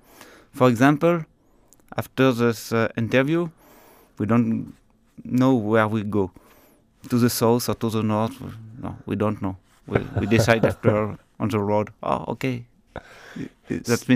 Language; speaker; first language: English; non-native, learner; French